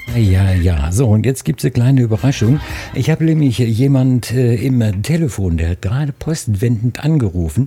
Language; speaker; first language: German; native; German